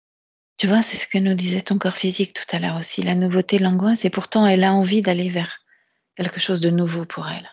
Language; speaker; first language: French; native; French